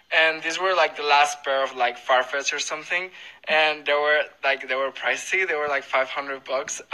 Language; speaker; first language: English; non-native, fluent; Spanish